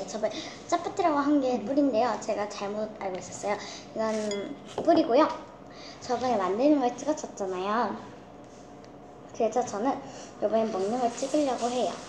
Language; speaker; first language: Korean; early bilingual, heritage; Korean